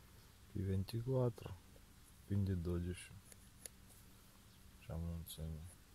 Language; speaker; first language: Italian; non-native, fluent; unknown